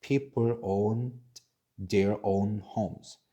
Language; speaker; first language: English; non-native, fluent; Korean